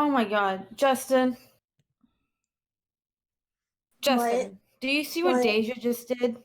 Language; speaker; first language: English; native; English